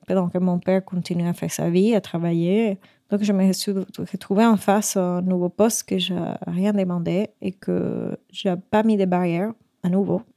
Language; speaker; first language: French; non-native, fluent; Spanish